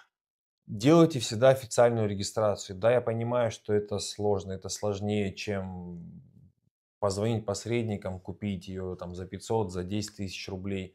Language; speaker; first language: Russian; native; Russian